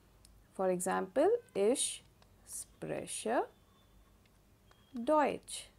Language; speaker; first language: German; non-native, fluent; Hindi